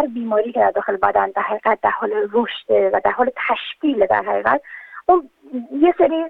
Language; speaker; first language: Persian; native; Persian